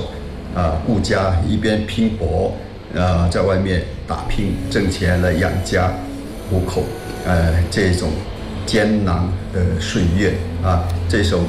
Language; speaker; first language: Chinese; non-native, local second language; Min Nan Chinese